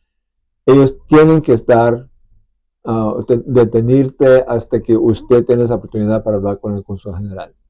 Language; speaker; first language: Spanish; early bilingual, other home language; English